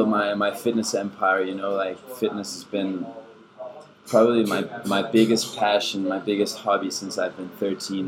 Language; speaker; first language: English; early bilingual, other home language; German